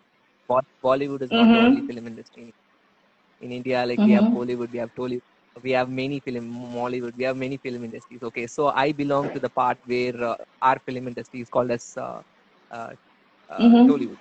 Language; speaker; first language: English; non-native, local second language; Tamil